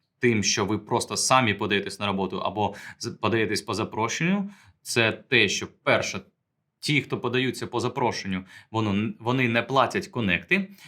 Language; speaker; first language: Ukrainian; native; Ukrainian